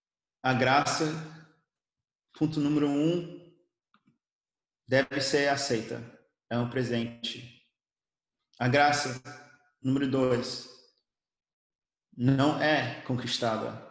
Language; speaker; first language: Portuguese; early bilingual, other home language; English